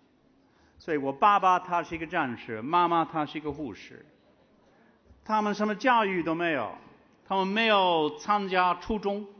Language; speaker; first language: Chinese; non-native, fluent; English